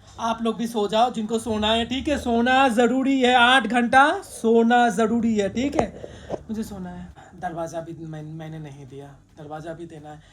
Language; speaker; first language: Hindi; non-native, local second language; Bangla